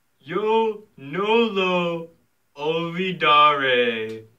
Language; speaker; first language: Spanish; non-native, learner; English